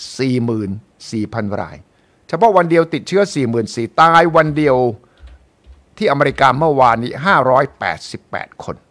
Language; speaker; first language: Thai; native; Thai